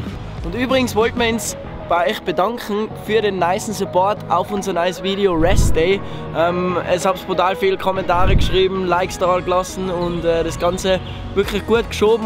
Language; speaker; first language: German; native; German